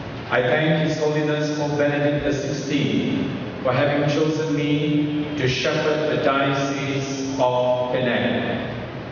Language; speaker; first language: English; non-native, local second language; Tamil